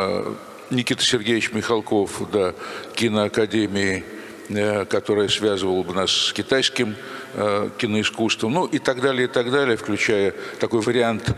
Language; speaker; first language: Russian; native; Russian